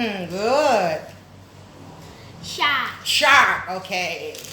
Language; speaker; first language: English; non-native, fluent; Thai